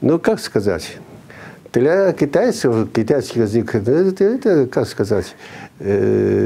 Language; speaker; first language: Russian; non-native, fluent; Chinese